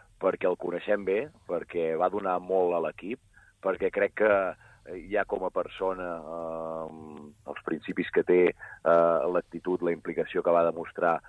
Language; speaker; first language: Catalan; native; Catalan